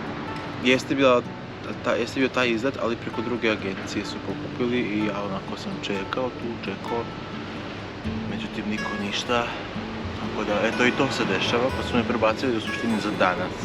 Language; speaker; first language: Bosnian; native; Bosnian